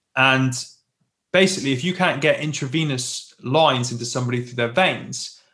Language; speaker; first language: English; native; English